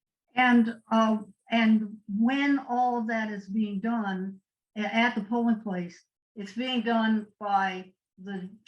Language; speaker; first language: English; native; English